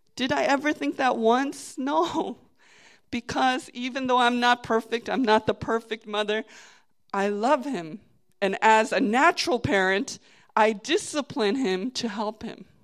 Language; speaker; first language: English; native; English